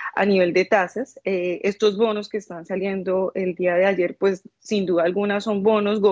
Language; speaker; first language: Spanish; native; Spanish